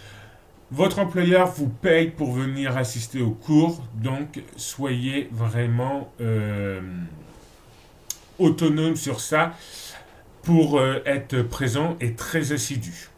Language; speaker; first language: French; native; French